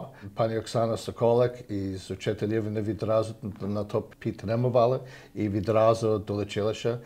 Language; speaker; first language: Ukrainian; early bilingual, heritage; Ukrainian